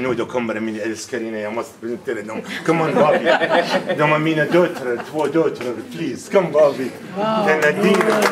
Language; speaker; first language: Swedish; non-native, fluent; Arabic